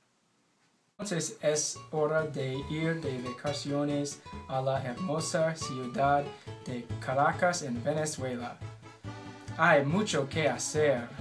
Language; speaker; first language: Spanish; non-native, learner; English